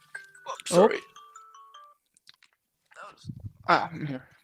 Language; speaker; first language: English; non-native, fluent; Danish